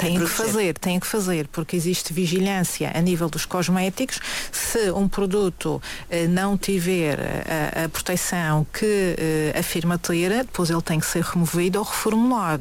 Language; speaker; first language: Portuguese; native; Portuguese